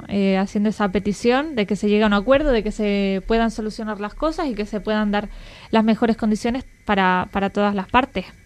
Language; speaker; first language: Spanish; native; Spanish